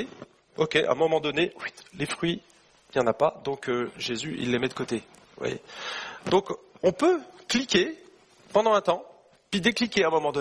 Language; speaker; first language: French; native; French